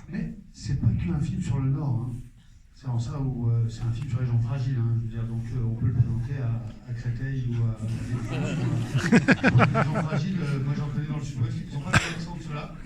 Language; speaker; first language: French; native; French